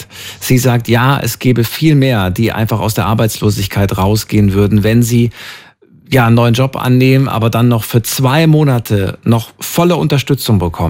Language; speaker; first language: German; native; German